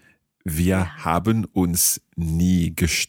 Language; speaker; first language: German; non-native, learner; English